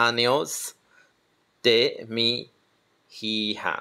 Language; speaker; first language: Spanish; non-native, learner; Chinese